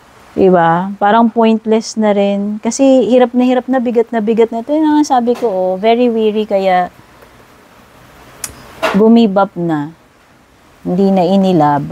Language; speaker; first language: Filipino; native; Filipino